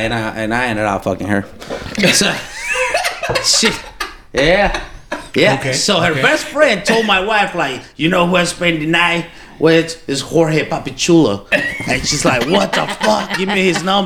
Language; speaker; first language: English; non-native, fluent; Spanish